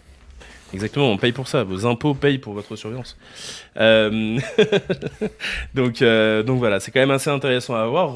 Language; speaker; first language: French; native; French